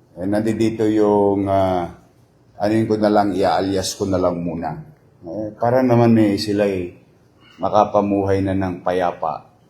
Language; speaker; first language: Filipino; native; Filipino